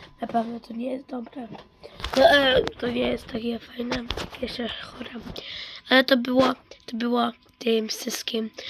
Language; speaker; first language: Polish; early bilingual, heritage; Dutch